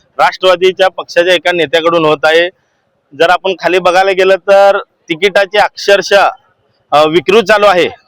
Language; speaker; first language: Marathi; native; Marathi